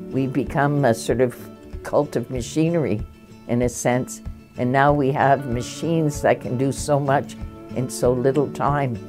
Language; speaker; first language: English; native; English